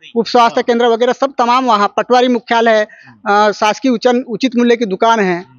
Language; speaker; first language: Hindi; native; Hindi